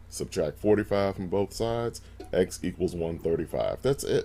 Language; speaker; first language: English; native; English